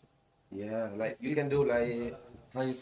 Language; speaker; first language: English; non-native, learner; Thai